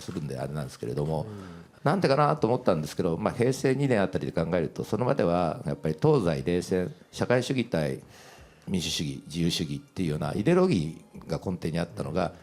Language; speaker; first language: Japanese; native; Japanese